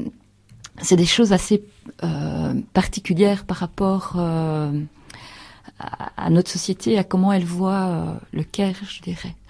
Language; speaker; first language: French; native; French